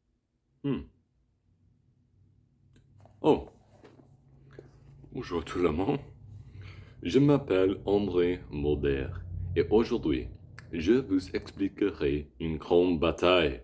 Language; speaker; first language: French; non-native, learner; English